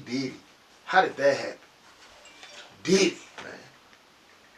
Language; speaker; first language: English; native; English